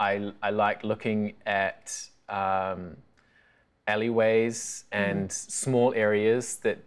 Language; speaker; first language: English; native; English